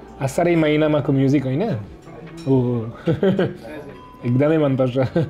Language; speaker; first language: Nepali; non-native, fluent; French